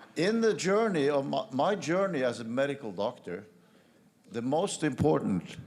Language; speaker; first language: English; non-native, fluent; Norwegian